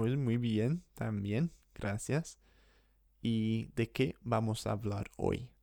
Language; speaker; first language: Spanish; non-native, fluent; English